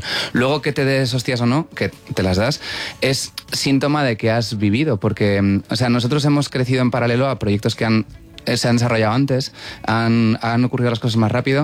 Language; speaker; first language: Spanish; native; Spanish